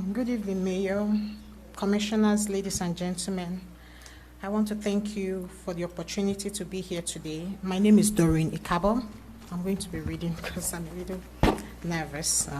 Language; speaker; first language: English; native; English